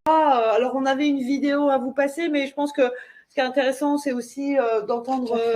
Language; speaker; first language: French; native; French